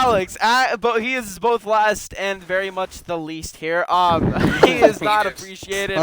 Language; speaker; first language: English; native; English